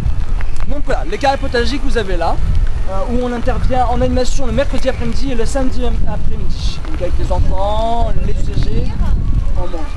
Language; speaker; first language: French; native; French